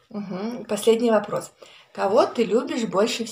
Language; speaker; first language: Russian; native; Russian